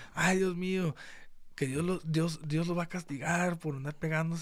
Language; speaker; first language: Spanish; early bilingual, other home language; English